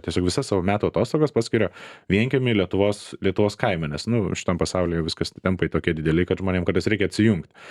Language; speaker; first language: Lithuanian; native; Lithuanian